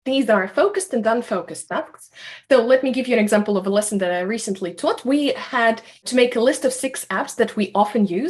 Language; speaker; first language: English; non-native, fluent; Russian